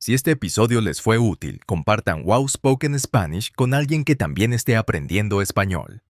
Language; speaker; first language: Spanish; non-native, fluent; English